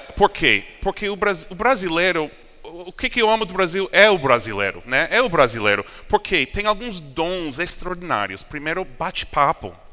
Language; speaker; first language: Portuguese; non-native, fluent; English